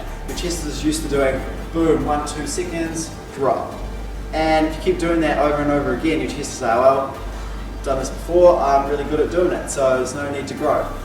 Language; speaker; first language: English; native; English